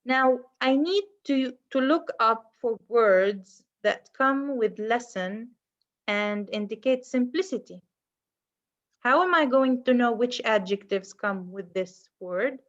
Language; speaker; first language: English; non-native, fluent; Arabic